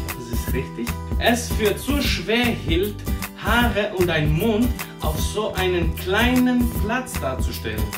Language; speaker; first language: German; early bilingual, other home language; Portuguese